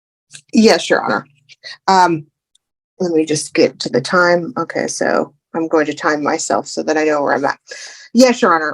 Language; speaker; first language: English; native; English